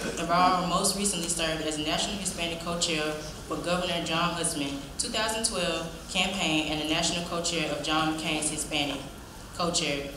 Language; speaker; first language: English; native; English